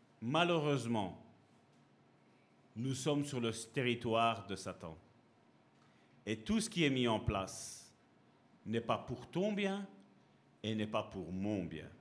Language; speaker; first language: French; native; French